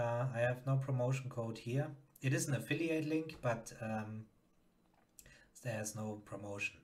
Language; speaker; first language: English; non-native, fluent; German